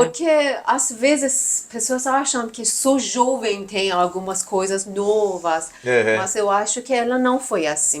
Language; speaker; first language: Portuguese; non-native, learner; Persian